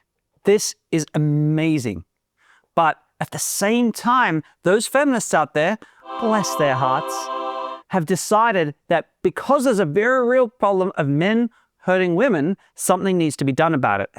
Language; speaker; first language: English; native; English